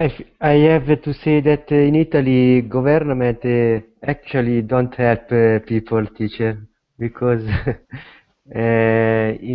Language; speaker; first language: English; non-native, learner; Italian